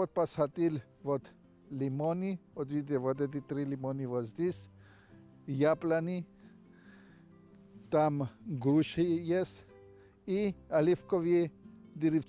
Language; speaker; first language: Russian; non-native, fluent; Greek